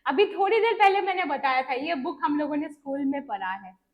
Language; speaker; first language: Hindi; non-native, local second language; Bangla